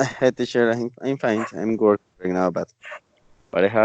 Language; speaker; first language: English; non-native, learner; Spanish